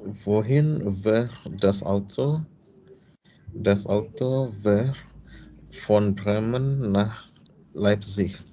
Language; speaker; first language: German; non-native, learner; Indonesian